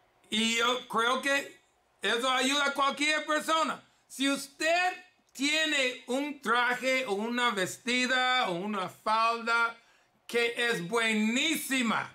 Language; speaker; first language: Spanish; early bilingual, heritage; English